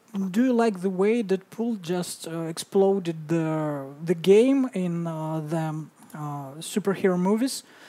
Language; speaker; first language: English; non-native, fluent; Russian